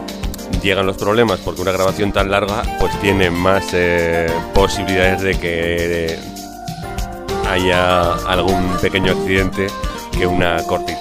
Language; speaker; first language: Spanish; native; Spanish